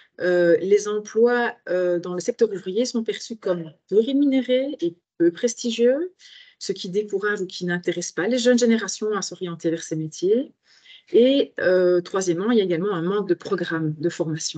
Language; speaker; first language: French; native; French